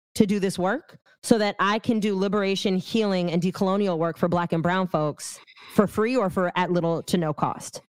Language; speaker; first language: English; early bilingual, other home language; Arabic